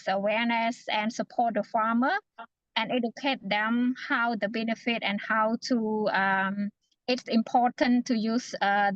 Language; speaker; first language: English; non-native, fluent; Khmer